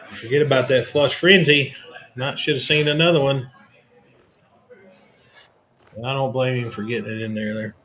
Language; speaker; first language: English; native; English